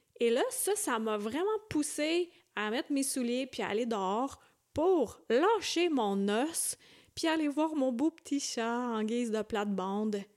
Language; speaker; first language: French; native; French